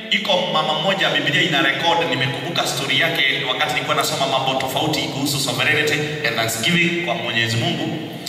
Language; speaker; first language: Swahili; non-native, local second language; Kikuyu